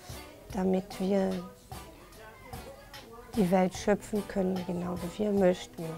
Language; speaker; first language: German; non-native, fluent; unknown